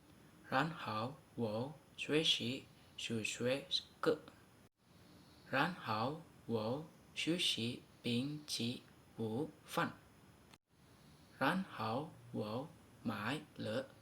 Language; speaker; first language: Chinese; non-native, learner; Indonesian